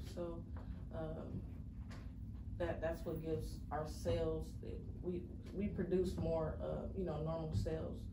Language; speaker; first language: English; native; English